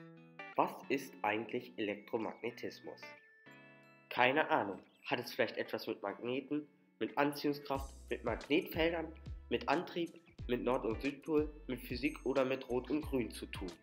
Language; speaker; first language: German; native; German